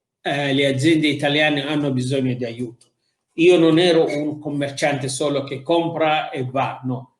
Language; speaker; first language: Italian; non-native, fluent; Arabic